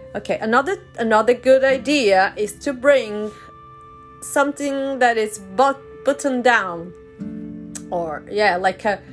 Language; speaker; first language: English; non-native, fluent; Portuguese